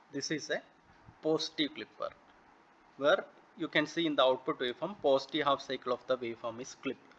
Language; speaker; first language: English; non-native, local second language; Malayalam